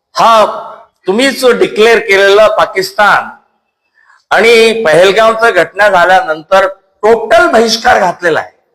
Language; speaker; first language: Marathi; non-native, local second language; Kannada